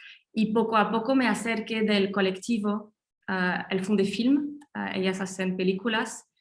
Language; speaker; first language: Spanish; non-native, fluent; French